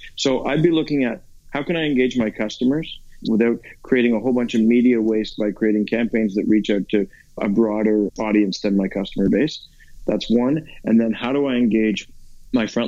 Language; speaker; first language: English; native; English